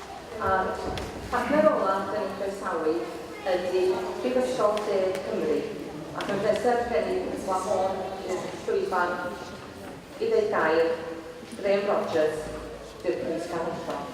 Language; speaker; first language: Welsh; native; Welsh